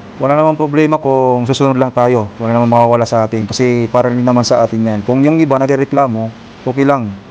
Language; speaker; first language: Filipino; non-native, local second language; Waray